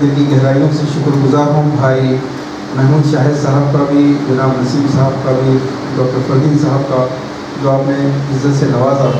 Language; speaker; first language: Urdu; native; Urdu